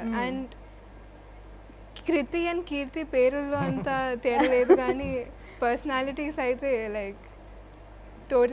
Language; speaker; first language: Telugu; non-native, local second language; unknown